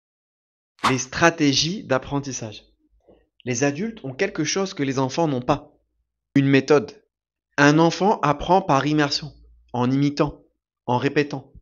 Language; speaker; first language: French; native; French